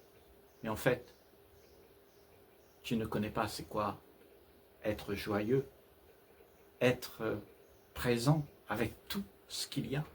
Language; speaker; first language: French; native; French